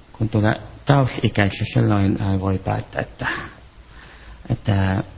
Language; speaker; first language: Finnish; non-native, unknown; Arabic